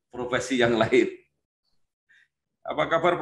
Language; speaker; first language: Indonesian; native; Indonesian